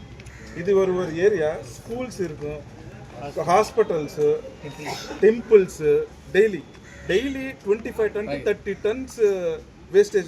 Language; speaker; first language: Tamil; non-native, local second language; Telugu